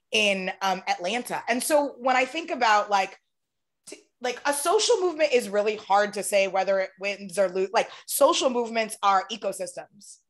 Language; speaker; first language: English; native; English